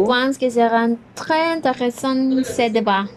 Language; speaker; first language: French; non-native, learner; Spanish